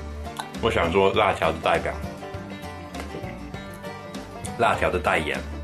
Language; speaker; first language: Chinese; non-native, fluent; English